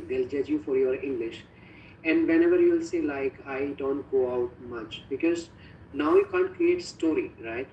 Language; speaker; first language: English; non-native, fluent; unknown